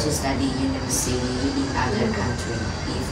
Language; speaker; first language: English; non-native, learner; Hmong